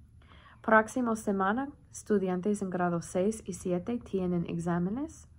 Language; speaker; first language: Spanish; non-native, learner; English